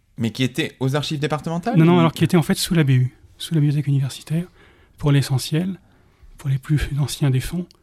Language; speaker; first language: French; native; French